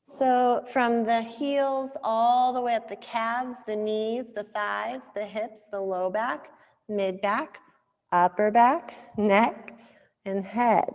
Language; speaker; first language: English; native; English